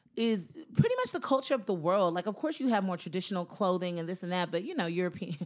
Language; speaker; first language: English; native; English